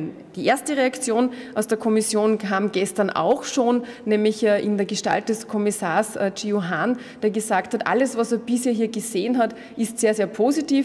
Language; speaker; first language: German; native; German